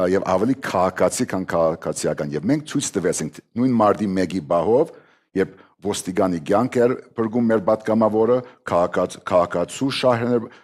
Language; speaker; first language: Armenian; early bilingual, heritage; Armenian